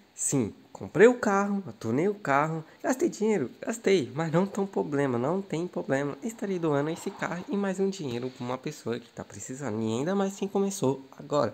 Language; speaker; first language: Portuguese; native; Portuguese